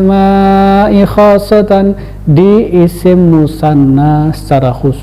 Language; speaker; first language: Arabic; non-native, fluent; Indonesian